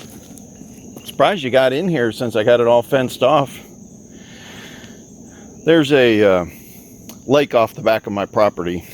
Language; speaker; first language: English; native; English